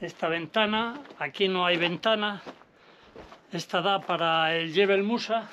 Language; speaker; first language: Spanish; native; Spanish